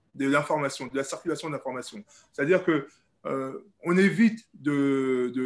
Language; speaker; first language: French; native; French